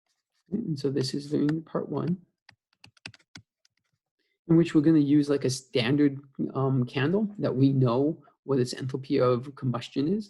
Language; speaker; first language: English; native; English